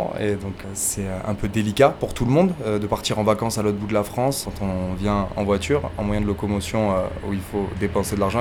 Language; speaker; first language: French; native; French